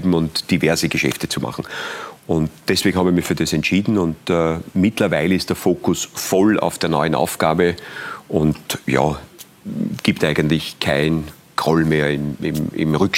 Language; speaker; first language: German; native; German